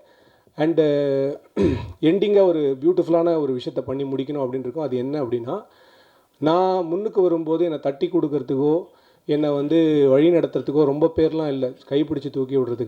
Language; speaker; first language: Tamil; native; Tamil